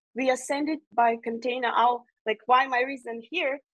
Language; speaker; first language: English; non-native, fluent; Ukrainian